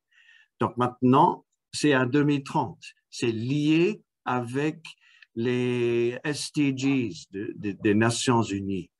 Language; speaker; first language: French; non-native, fluent; English